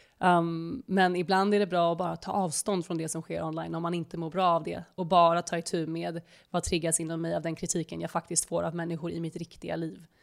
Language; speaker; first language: Swedish; native; Swedish